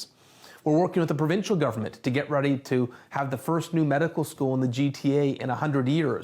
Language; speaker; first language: English; native; English